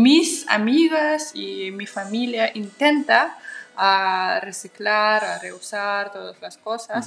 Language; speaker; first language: Spanish; non-native, fluent; Russian